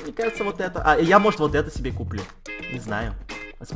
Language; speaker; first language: Russian; native; Russian